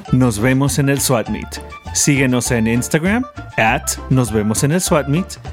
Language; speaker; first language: Spanish; early bilingual, heritage; Spanish